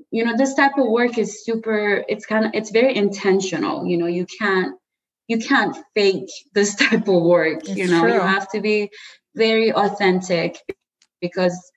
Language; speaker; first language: English; early bilingual, other home language; Persian